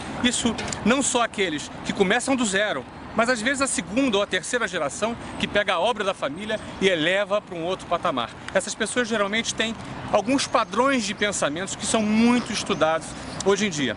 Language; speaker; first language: Portuguese; native; Portuguese